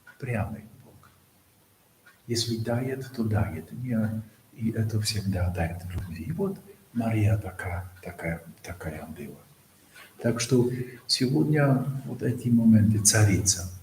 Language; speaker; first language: Russian; non-native, fluent; Polish